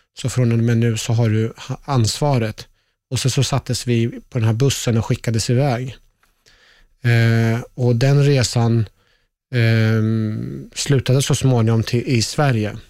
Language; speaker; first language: Swedish; early bilingual, other home language; Persian